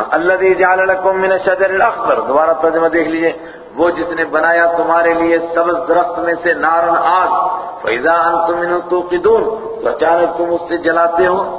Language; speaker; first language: Urdu; non-native, local second language; Punjabi